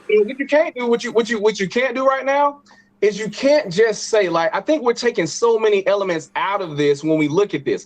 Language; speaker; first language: English; native; English